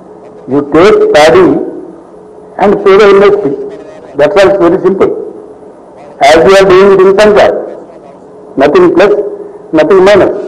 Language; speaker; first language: Telugu; native; Telugu